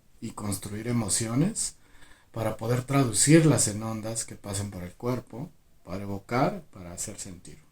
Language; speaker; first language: Spanish; native; Spanish